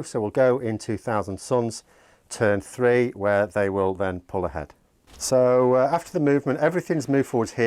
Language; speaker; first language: English; native; English